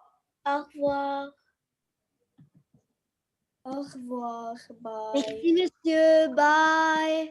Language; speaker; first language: French; non-native, local second language; Arabic